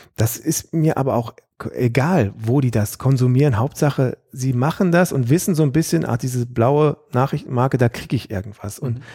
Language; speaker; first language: German; native; German